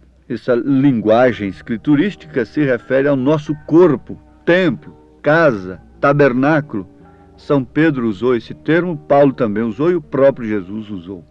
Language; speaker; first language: Portuguese; native; Portuguese